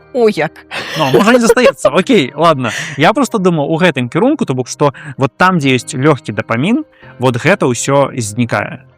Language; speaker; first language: Belarusian; non-native, local second language; Russian